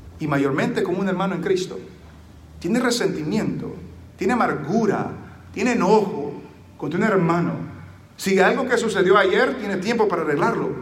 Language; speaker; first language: Spanish; early bilingual, heritage; Spanish